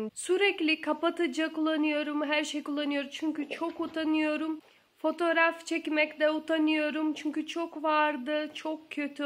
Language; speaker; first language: Turkish; non-native, learner; Portuguese